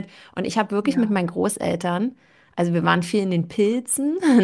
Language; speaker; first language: German; native; German